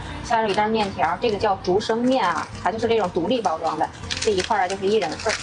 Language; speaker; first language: Chinese; native; Chinese